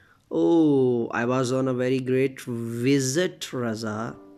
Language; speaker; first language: English; non-native, local second language; Urdu